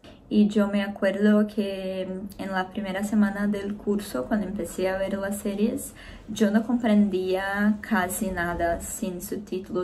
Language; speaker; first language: Spanish; non-native, learner; Portuguese